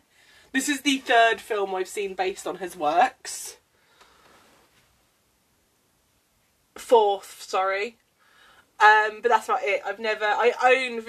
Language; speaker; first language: English; native; English